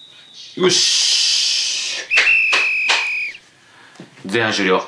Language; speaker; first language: Japanese; native; Japanese